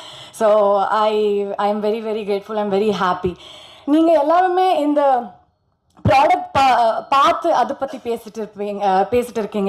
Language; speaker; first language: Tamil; non-native, learner; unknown